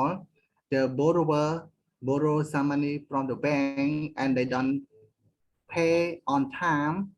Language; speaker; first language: English; non-native, learner; Khmer